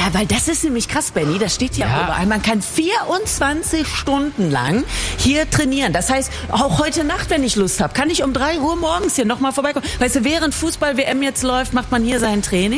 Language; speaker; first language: German; native; German